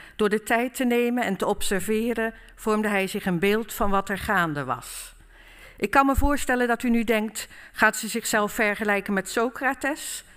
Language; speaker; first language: Dutch; native; Dutch